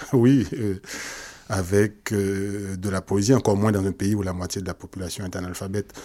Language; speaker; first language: French; non-native, local second language; Haitian Creole